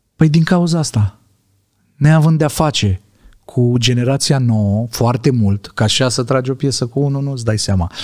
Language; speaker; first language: Romanian; native; Romanian